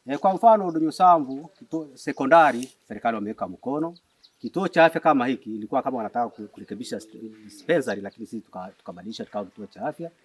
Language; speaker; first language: Swahili; non-native, local second language; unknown